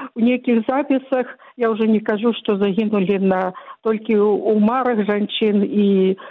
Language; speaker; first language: Belarusian; non-native, local second language; Russian